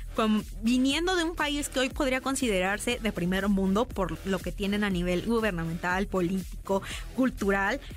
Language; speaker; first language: Spanish; native; Spanish